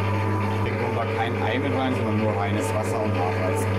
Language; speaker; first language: German; native; German